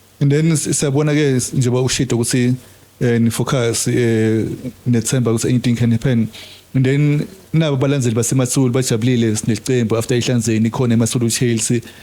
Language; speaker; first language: Zulu; non-native, local second language; Swati